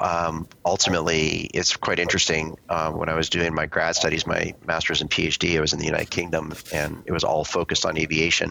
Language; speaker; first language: English; native; English